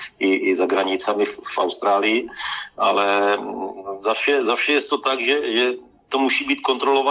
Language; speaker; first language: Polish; non-native, learner; Czech